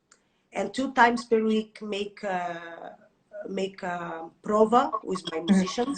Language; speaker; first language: English; non-native, learner; Portuguese